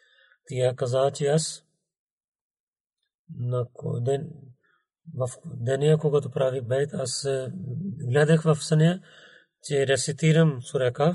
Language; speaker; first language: Bulgarian; non-native, fluent; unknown